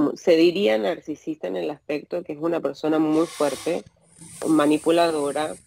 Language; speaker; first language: Spanish; native; Spanish